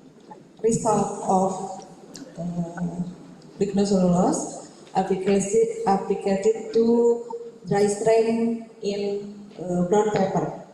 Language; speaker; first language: English; non-native, learner; Indonesian